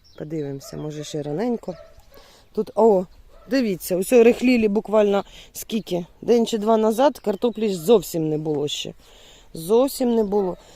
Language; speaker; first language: Ukrainian; non-native, local second language; Russian